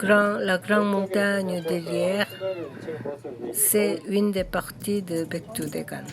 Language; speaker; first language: French; non-native, learner; Korean